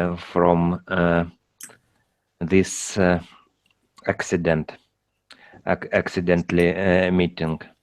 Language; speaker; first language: English; non-native, learner; Russian